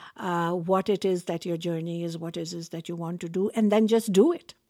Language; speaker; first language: English; non-native, local second language; Urdu